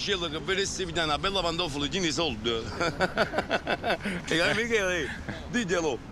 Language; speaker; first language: Italian; native; Italian